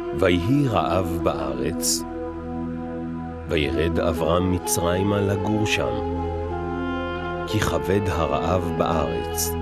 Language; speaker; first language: Hebrew; native; Hebrew